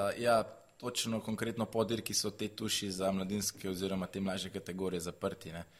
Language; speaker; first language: Slovenian; native; Slovenian